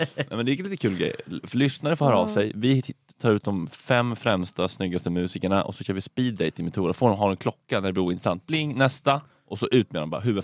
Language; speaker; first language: Swedish; native; Swedish